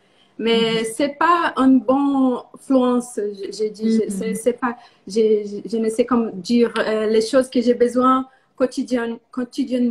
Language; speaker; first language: French; non-native, learner; Portuguese